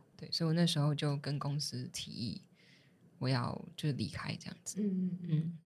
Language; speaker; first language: Chinese; native; Chinese